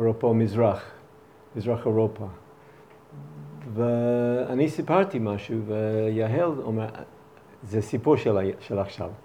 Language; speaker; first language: Hebrew; non-native, fluent; English